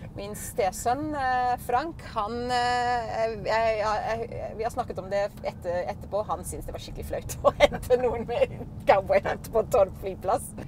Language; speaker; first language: Norwegian; non-native, fluent; English